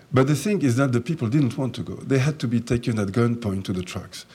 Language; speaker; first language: English; non-native, fluent; French